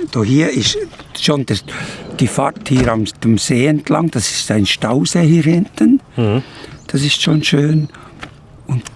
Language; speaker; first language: German; native; German